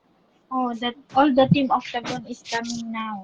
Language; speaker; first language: English; non-native, local second language; Filipino